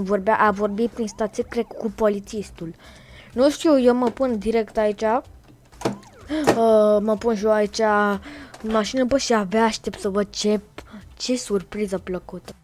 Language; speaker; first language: Romanian; native; Romanian